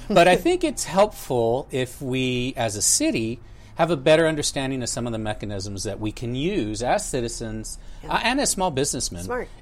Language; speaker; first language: English; native; English